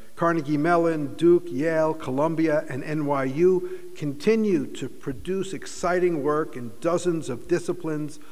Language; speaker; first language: English; native; English